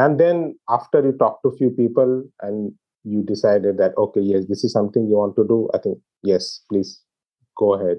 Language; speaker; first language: English; non-native, local second language; Bangla